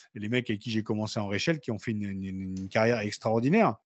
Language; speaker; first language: French; native; French